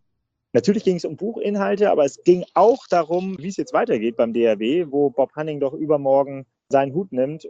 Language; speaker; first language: German; native; German